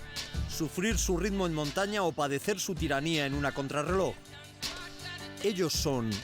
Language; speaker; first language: Spanish; native; Spanish